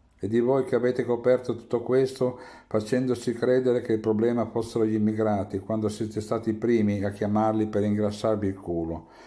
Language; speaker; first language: Italian; native; Italian